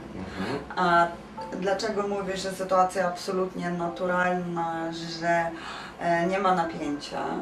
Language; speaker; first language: Polish; non-native, fluent; Ukrainian